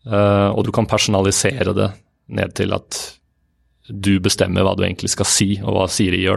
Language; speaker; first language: Norwegian; native; Norwegian